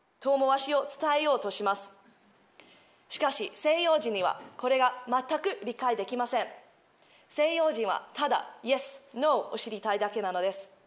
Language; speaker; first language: Japanese; non-native, fluent; English